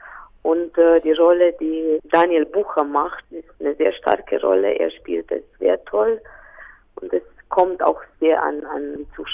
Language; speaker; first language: German; non-native, local second language; Romanian